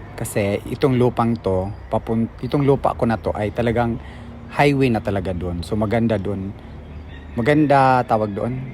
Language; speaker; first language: Filipino; non-native, local second language; Cebuano